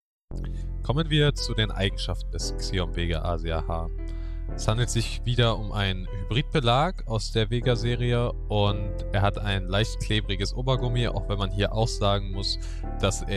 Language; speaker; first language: German; native; German